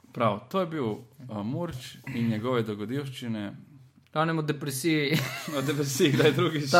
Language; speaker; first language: Slovenian; native; Slovenian